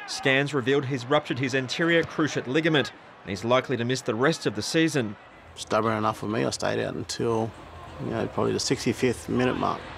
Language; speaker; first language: English; native; English